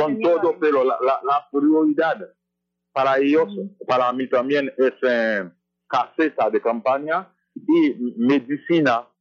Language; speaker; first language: Spanish; non-native, fluent; Haitian Creole